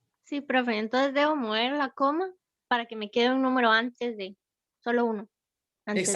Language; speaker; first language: Spanish; native; Spanish